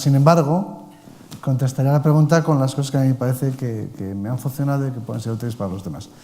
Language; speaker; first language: Spanish; native; Spanish